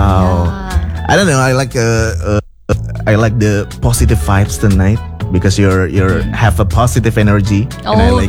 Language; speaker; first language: English; non-native, fluent; Indonesian